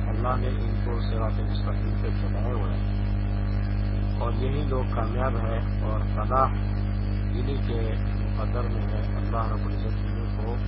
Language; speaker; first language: Urdu; non-native, local second language; Pashto